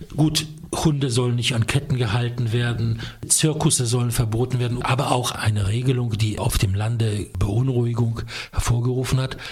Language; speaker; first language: German; non-native, fluent; Polish